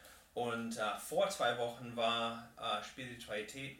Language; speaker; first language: German; non-native, fluent; English